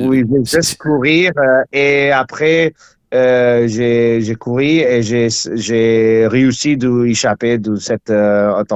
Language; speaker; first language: French; non-native, learner; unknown